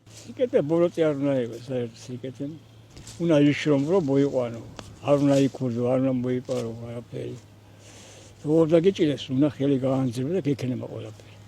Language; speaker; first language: Georgian; native; Georgian